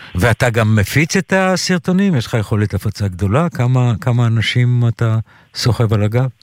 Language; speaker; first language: Hebrew; native; Hebrew